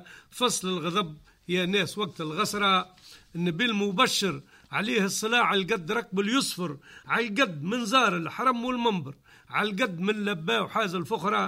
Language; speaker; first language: Arabic; native; Arabic